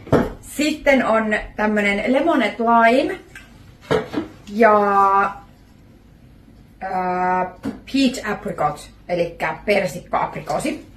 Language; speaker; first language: Finnish; native; Finnish